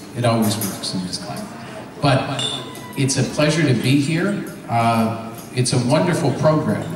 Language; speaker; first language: English; native; English